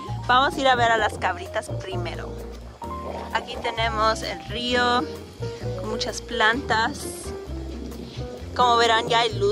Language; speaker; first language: Spanish; early bilingual, heritage; Spanish